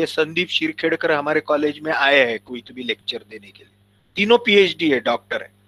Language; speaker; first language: Hindi; non-native, local second language; Marathi